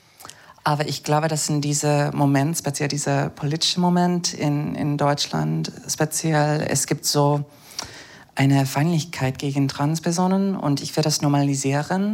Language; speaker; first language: German; non-native, fluent; English